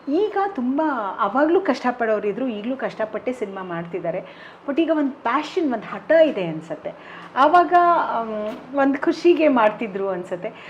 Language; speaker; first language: Kannada; non-native, local second language; Konkani